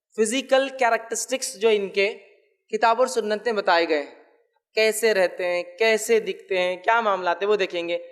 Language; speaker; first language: Urdu; native; Urdu